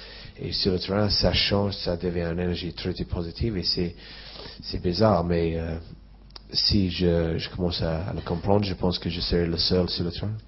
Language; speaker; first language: French; non-native, fluent; English